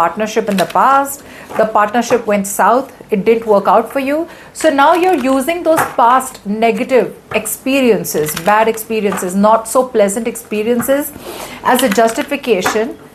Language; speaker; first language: English; non-native, local second language; Hindi